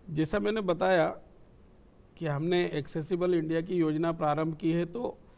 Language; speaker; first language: Hindi; native; Hindi